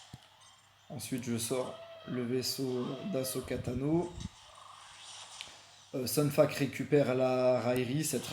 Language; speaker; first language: French; native; French